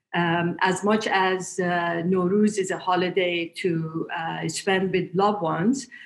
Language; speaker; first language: English; non-native, fluent; Persian